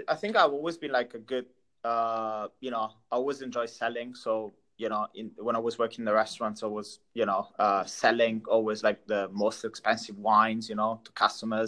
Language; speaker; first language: English; non-native, fluent; Italian